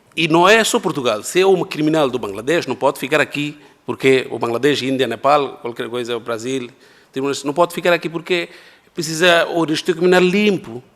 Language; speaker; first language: Portuguese; non-native, learner; Bangla